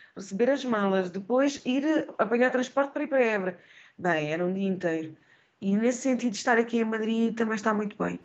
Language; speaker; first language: Portuguese; native; Portuguese